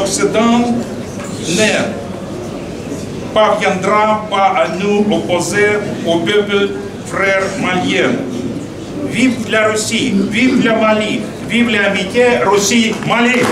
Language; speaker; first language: French; non-native, fluent; Russian